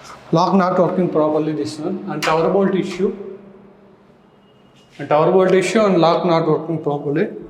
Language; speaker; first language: English; non-native, local second language; Telugu